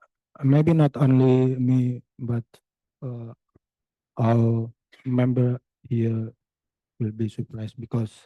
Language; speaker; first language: English; non-native, learner; Indonesian